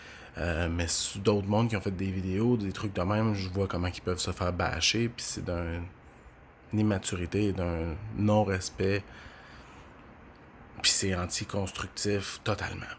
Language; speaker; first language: French; native; French